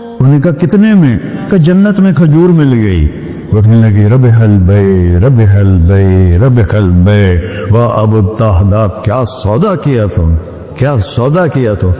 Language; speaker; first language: Urdu; non-native, local second language; Punjabi